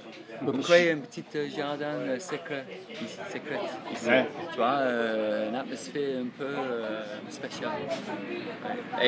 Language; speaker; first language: French; non-native, fluent; English